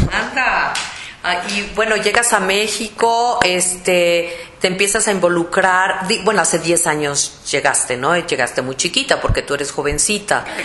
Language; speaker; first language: Spanish; native; Spanish